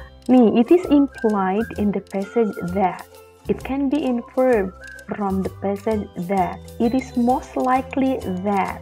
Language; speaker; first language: English; non-native, fluent; Indonesian